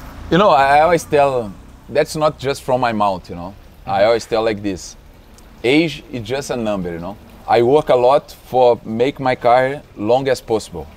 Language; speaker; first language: English; non-native, learner; Portuguese